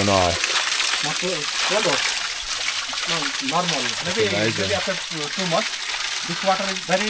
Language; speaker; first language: English; non-native, learner; Nepali